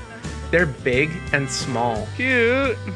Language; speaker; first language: English; native; English